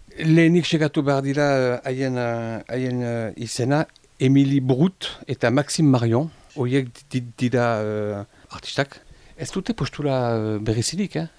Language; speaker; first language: Basque; non-native, local second language; French